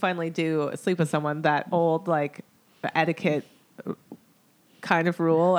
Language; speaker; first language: English; native; English